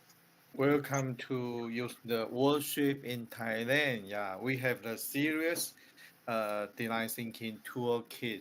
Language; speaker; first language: English; non-native, learner; Chinese